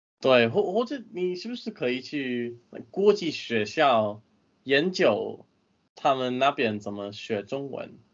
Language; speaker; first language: Chinese; non-native, fluent; English